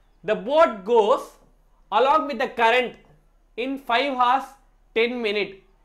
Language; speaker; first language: English; non-native, local second language; Tamil